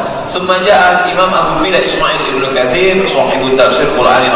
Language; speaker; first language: Arabic; non-native, fluent; Indonesian